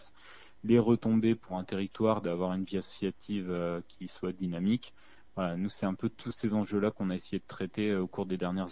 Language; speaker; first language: French; native; French